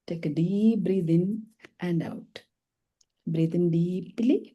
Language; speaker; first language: English; non-native, local second language; Malayalam